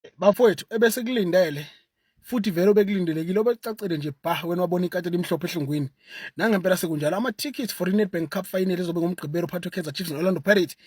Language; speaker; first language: Zulu; native; Zulu